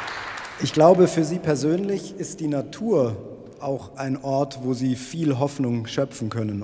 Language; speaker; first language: German; native; German